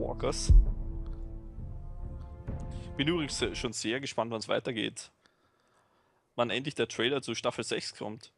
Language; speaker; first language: German; native; German